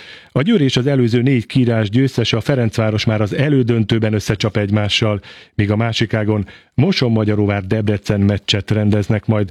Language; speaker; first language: Hungarian; native; Hungarian